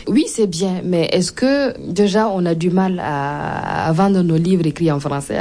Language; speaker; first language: French; non-native, local second language; Mossi